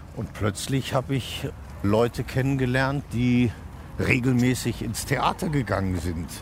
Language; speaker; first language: German; native; German